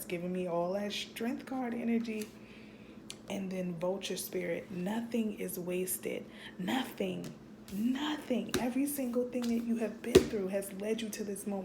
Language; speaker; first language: English; native; English